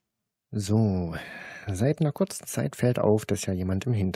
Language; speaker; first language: German; native; German